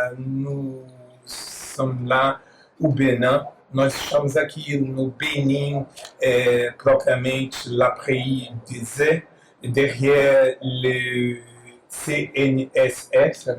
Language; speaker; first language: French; non-native, learner; Portuguese